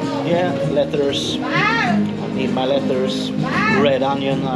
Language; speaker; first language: English; non-native, fluent; Swedish